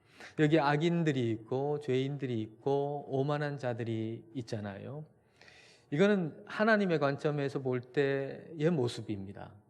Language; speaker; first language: Korean; native; Korean